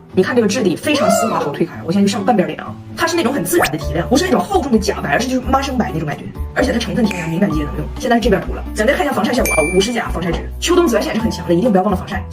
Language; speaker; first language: Chinese; native; Chinese